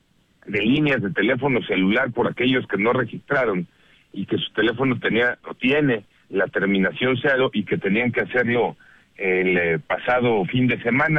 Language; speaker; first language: Spanish; native; Spanish